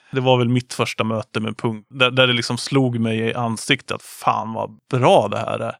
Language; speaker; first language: Swedish; native; Swedish